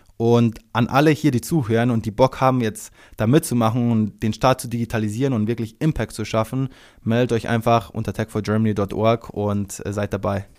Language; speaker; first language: German; early bilingual, other home language; Croatian